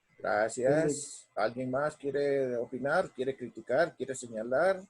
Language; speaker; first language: Spanish; native; Spanish